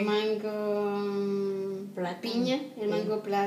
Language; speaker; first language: Spanish; native; Spanish